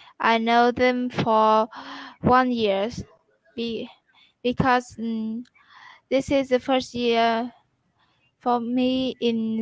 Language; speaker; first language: English; non-native, learner; Vietnamese